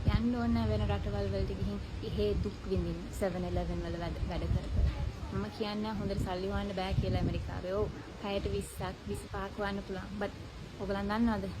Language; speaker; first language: Sinhala; early bilingual, heritage; Sinhala